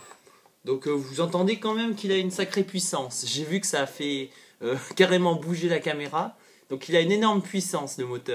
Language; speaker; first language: French; native; French